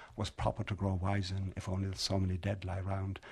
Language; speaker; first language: English; native; English